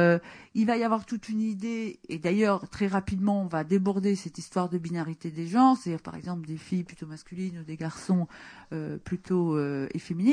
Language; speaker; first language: French; native; French